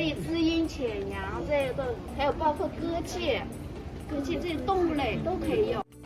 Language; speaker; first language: Chinese; native; Chinese